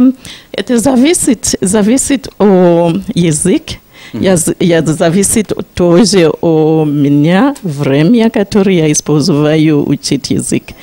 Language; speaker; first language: Russian; non-native, learner; Shona